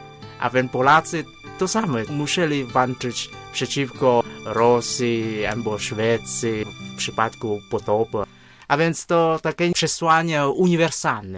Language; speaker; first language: Polish; non-native, fluent; Vietnamese